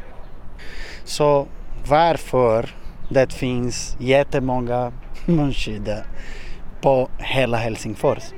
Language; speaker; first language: Swedish; non-native, learner; Portuguese